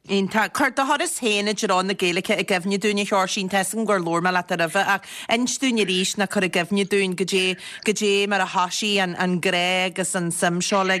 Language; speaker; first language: Irish; native; Irish